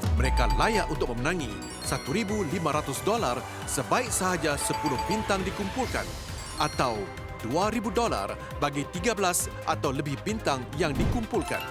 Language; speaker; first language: Malay; native; Malay